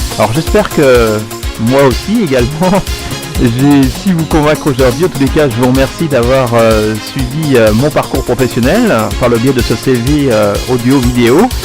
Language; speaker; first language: French; native; French